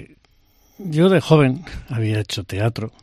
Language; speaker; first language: Spanish; native; Spanish